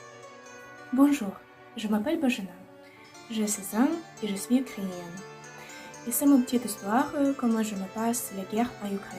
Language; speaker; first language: French; non-native, learner; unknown